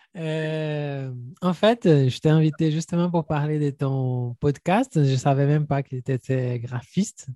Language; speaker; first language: French; non-native, fluent; Portuguese